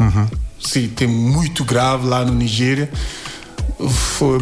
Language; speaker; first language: Portuguese; non-native, learner; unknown